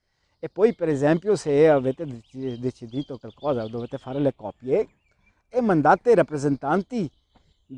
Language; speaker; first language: Italian; non-native, learner; Urdu